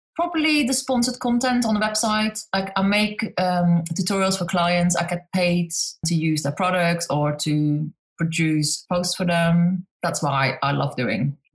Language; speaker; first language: English; non-native, fluent; Dutch